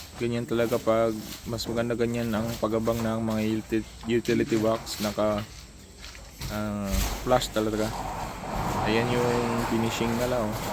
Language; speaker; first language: Filipino; non-native, local second language; Cebuano